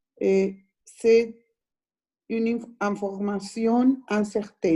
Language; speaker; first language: French; non-native, fluent; Spanish